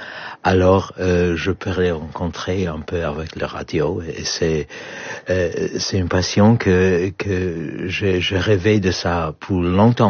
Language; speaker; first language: French; non-native, fluent; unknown